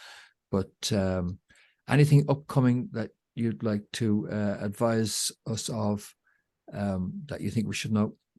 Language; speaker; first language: English; native; English